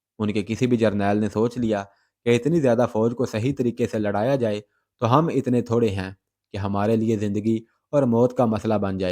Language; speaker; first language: Urdu; native; Urdu